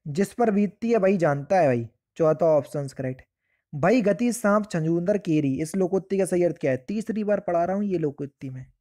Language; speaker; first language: Hindi; native; Hindi